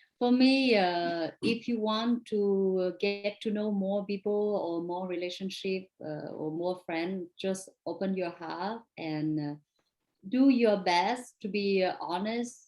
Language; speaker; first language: English; non-native, fluent; Vietnamese